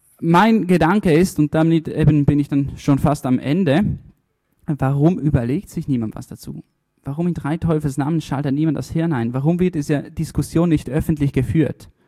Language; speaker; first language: German; early bilingual, other home language; Italian